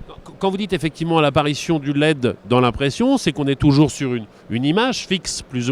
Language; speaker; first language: French; native; French